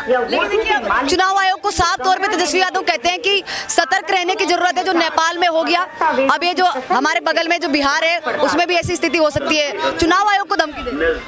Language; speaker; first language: Hindi; native; Hindi